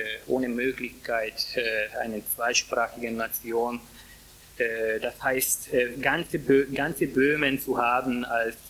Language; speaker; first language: German; non-native, fluent; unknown